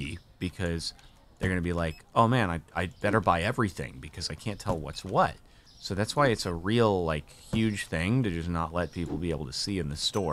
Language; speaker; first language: English; native; English